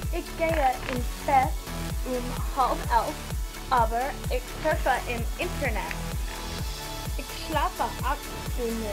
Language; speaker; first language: German; non-native, learner; English